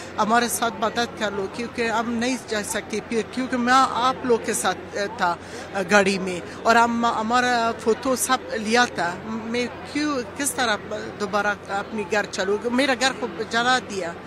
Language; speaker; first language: Hindi; non-native, learner; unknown